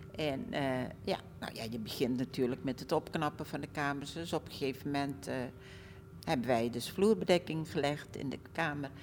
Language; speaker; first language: Dutch; early bilingual, other home language; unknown